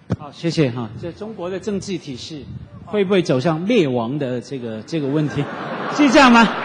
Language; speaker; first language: Chinese; non-native, local second language; Cantonese